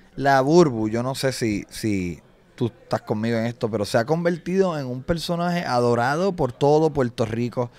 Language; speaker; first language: Spanish; native; Spanish